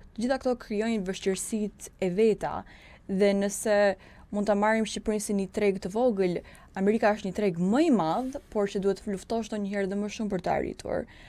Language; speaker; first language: Albanian; early bilingual, heritage; Albanian